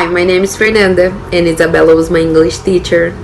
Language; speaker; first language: English; non-native, learner; Portuguese